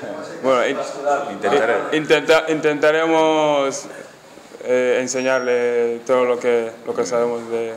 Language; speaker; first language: Spanish; non-native, fluent; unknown